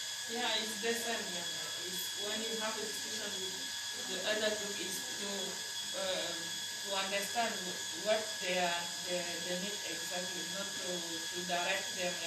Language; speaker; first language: English; non-native, learner; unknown